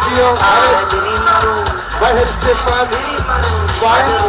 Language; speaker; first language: German; non-native, learner; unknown